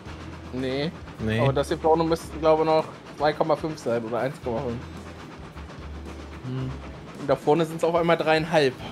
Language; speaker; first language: German; native; German